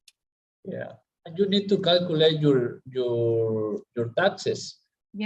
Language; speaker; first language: English; non-native, learner; Spanish